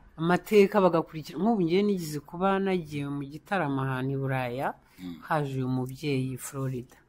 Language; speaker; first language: Kinyarwanda; early bilingual, heritage; Kinyarwanda